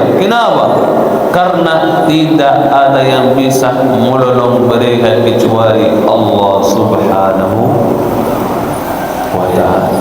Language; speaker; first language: Indonesian; non-native, fluent; Arabic